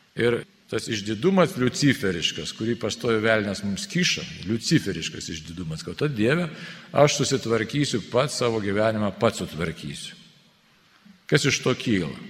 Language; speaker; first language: Lithuanian; native; Lithuanian